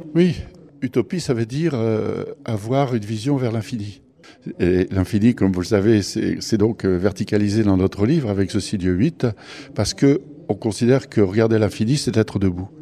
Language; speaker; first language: French; native; French